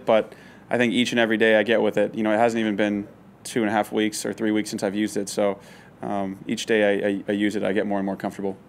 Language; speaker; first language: English; native; English